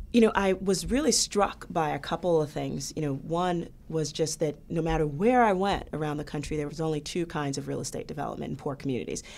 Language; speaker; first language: English; native; English